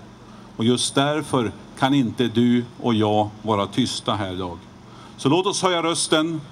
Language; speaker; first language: Swedish; native; Swedish